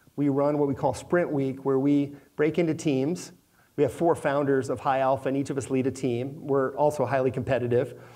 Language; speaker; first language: English; native; English